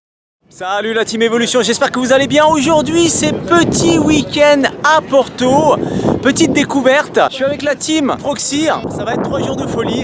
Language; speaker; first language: French; native; French